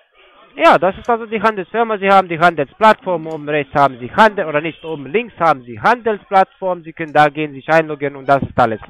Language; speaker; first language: German; non-native, fluent; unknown